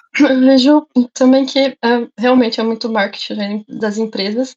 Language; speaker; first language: Portuguese; native; Portuguese